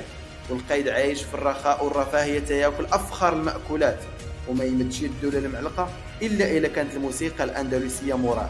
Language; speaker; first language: Arabic; native; Arabic